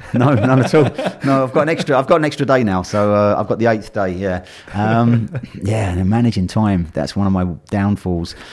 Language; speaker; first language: English; native; English